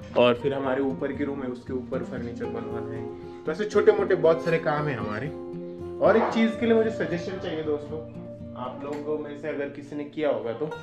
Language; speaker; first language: Hindi; non-native, local second language; Marathi